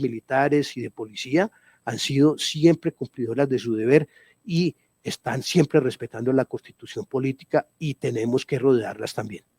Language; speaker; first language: Spanish; native; Spanish